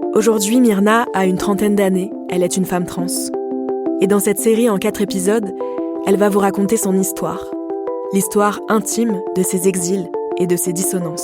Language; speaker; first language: French; native; French